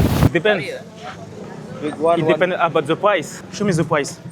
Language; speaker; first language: English; non-native, learner; French